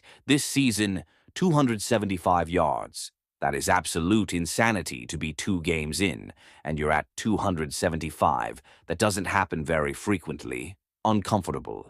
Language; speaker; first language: English; native; English